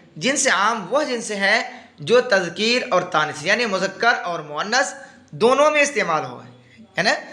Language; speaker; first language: Urdu; native; Urdu